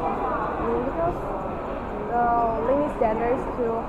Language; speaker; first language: English; non-native, learner; Chinese